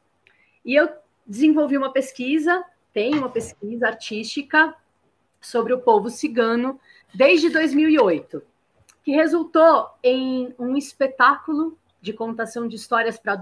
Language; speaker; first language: Portuguese; native; Portuguese